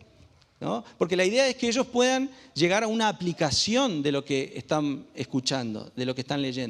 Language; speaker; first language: Spanish; native; Spanish